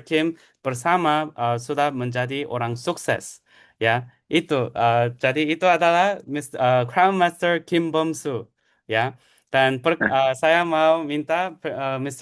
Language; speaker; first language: Indonesian; non-native, fluent; Korean